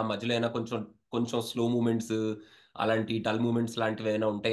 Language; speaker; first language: Telugu; native; Telugu